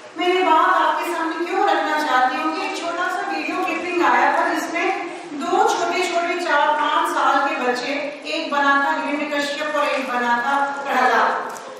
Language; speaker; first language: Hindi; non-native, local second language; Telugu